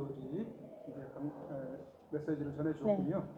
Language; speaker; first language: Korean; native; Korean